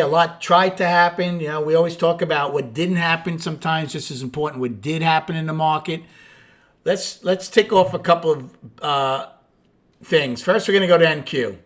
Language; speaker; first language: English; native; English